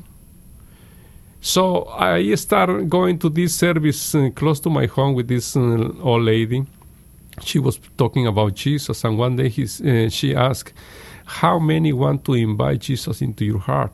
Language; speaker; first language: English; non-native, fluent; Spanish